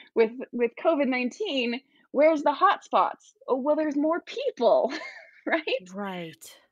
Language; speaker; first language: English; native; English